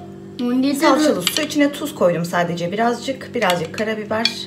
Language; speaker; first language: Turkish; native; Turkish